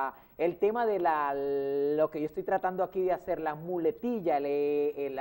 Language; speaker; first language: Spanish; native; Spanish